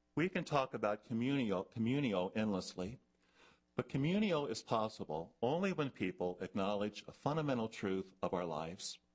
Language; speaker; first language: English; native; English